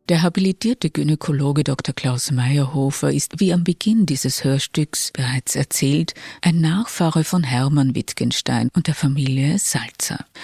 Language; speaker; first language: German; native; German